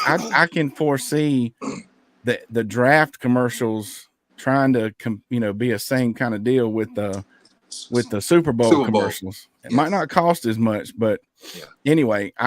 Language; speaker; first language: English; native; English